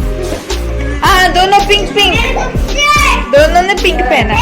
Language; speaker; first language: Hindi; non-native, local second language; Telugu